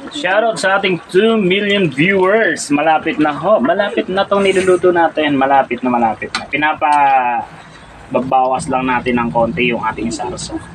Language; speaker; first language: Filipino; non-native, local second language; Bikol